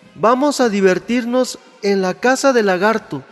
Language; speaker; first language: Spanish; native; Spanish